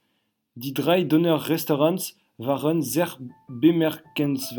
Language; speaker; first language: German; non-native, learner; French